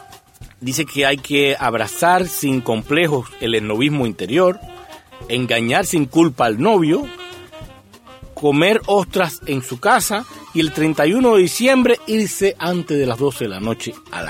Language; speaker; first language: Spanish; native; Spanish